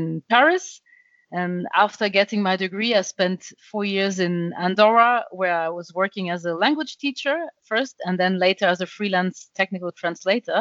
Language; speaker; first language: English; non-native, fluent; French